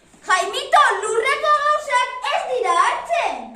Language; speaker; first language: Basque; non-native, learner; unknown